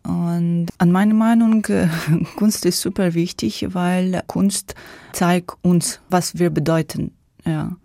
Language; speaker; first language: German; non-native, learner; Ukrainian